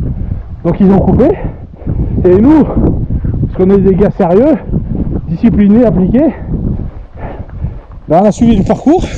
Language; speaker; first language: French; native; French